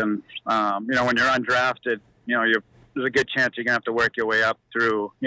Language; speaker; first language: English; native; English